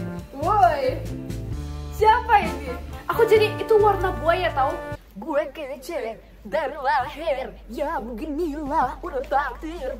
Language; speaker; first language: Indonesian; early bilingual, other home language; Russian